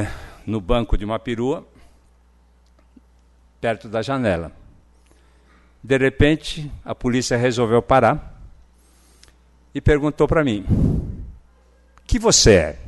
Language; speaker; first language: Portuguese; early bilingual, other home language; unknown